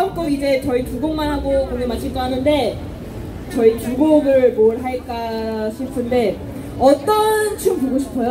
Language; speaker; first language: Korean; non-native, fluent; Japanese